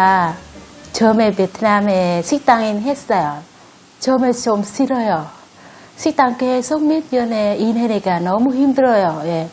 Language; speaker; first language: Korean; non-native, learner; Vietnamese